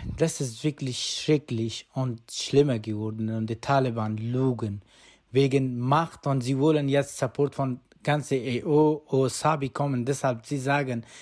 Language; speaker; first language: German; non-native, learner; Persian